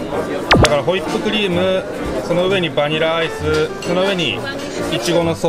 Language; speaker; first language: Japanese; native; Japanese